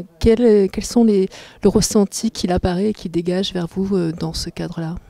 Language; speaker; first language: French; native; French